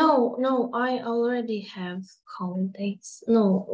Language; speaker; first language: English; non-native, learner; Russian